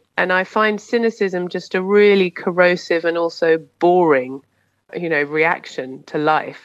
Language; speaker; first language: English; native; English